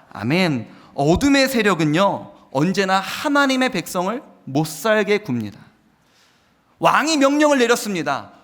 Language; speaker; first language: Korean; native; Korean